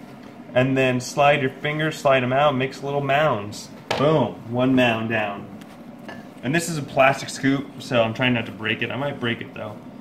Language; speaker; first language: English; native; English